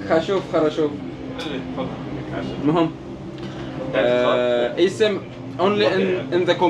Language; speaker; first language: English; non-native, learner; Arabic